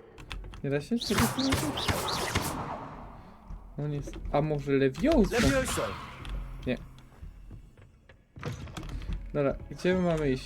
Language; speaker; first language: Polish; native; Polish